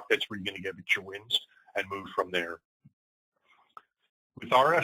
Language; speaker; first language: English; native; English